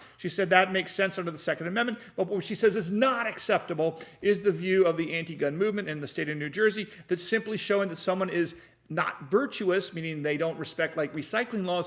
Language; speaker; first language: English; native; English